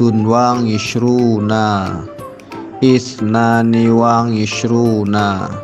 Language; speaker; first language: Arabic; non-native, fluent; Indonesian